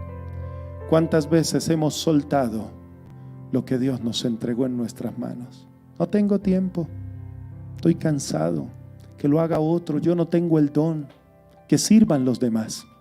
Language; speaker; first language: Spanish; native; Spanish